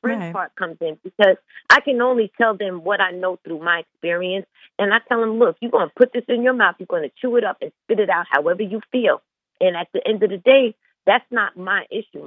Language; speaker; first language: English; native; English